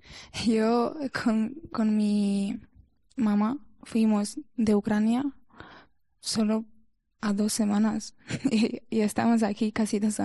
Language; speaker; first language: Spanish; non-native, learner; Ukrainian